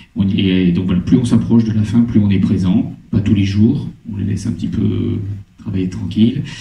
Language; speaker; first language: French; native; French